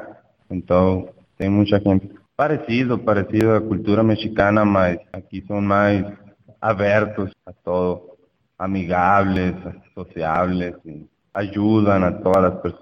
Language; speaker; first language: Portuguese; non-native, learner; Spanish